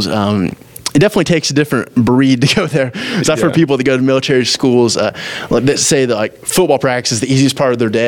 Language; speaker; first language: English; native; English